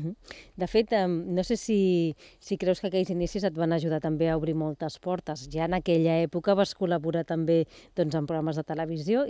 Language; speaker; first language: Catalan; native; Catalan